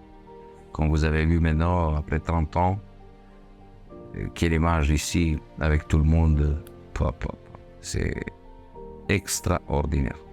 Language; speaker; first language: French; non-native, fluent; Serbian